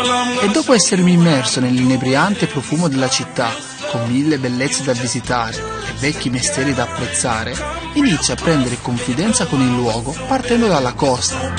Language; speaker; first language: Italian; native; Italian